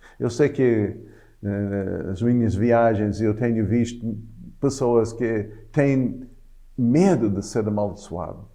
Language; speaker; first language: Portuguese; non-native, fluent; English